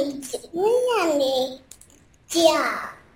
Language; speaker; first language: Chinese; early bilingual, heritage; Chinese